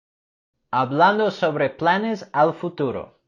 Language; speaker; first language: Spanish; non-native, fluent; English